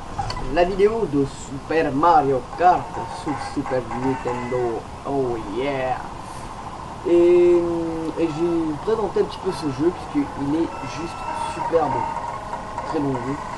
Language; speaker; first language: French; native; French